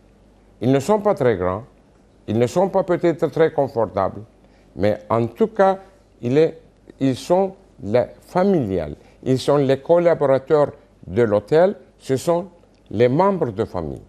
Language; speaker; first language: French; non-native, fluent; Turkish